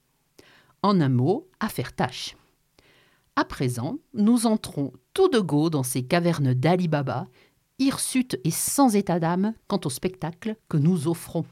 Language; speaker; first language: French; native; French